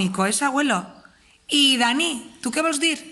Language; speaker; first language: Catalan; native; Catalan